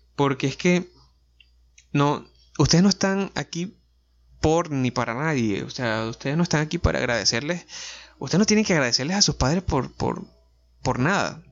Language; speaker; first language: Spanish; native; Spanish